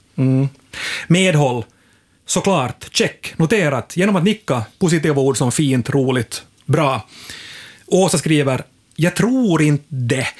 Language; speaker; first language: Swedish; native; Swedish